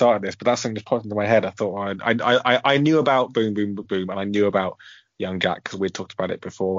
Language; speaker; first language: English; native; English